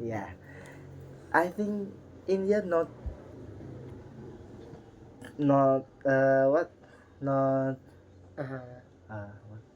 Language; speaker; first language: English; non-native, learner; Indonesian